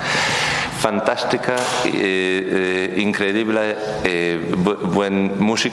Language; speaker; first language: Spanish; non-native, learner; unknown